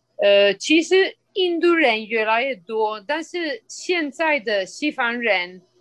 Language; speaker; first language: Chinese; non-native, fluent; Spanish